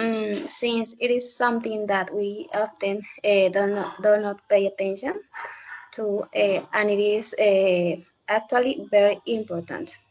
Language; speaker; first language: English; non-native, learner; Spanish